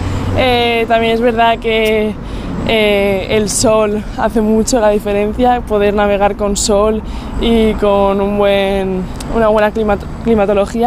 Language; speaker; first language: Spanish; native; Spanish